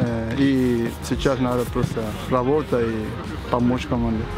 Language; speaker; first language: Russian; non-native, learner; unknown